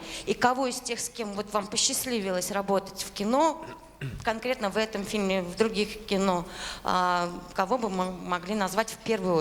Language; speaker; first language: Russian; native; Russian